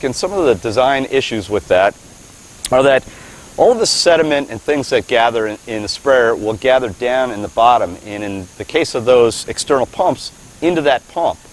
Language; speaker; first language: English; native; English